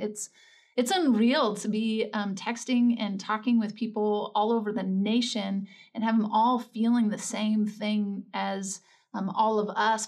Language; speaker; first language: English; native; English